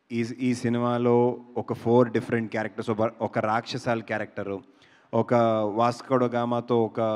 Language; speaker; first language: Telugu; non-native, local second language; Kannada